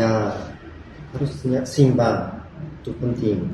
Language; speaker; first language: Indonesian; non-native, learner; Korean